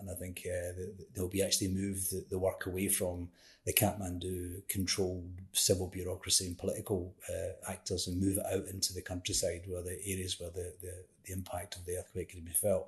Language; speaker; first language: English; native; English